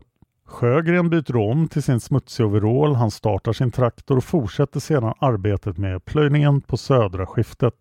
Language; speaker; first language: Swedish; native; Swedish